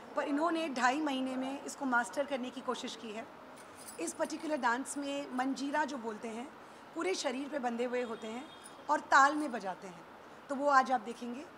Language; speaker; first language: Hindi; native; Hindi